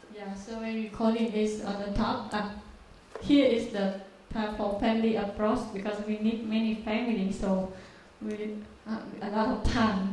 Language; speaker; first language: English; non-native, learner; Vietnamese